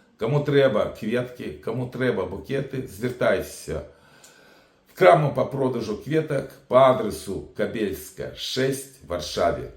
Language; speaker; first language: Belarusian; native; Belarusian